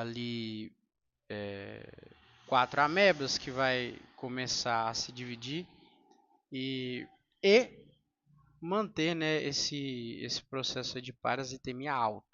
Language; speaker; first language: Portuguese; native; Portuguese